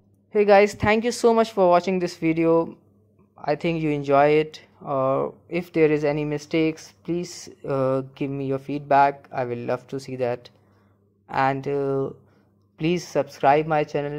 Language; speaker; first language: English; non-native, local second language; Hindi